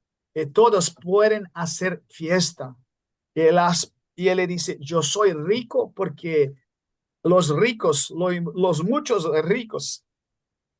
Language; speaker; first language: Spanish; non-native, fluent; Portuguese